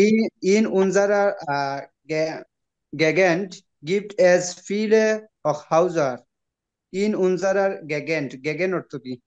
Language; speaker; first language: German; non-native, learner; Bangla